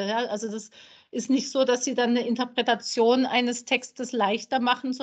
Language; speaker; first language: German; native; German